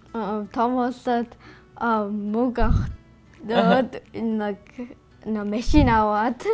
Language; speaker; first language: Mongolian; early bilingual, heritage; Mongolian